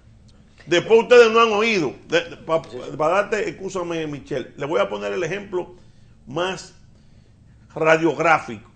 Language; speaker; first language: Spanish; native; Spanish